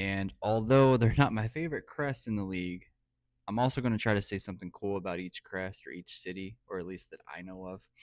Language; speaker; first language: English; native; English